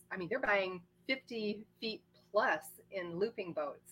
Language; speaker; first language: English; native; English